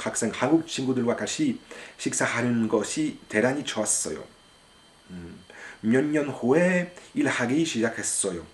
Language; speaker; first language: Korean; non-native, learner; French